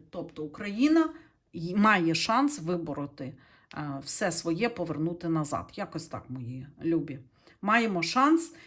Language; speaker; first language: Ukrainian; non-native, local second language; Russian